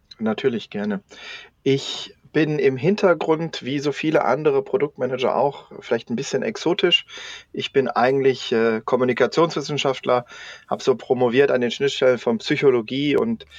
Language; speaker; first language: German; native; German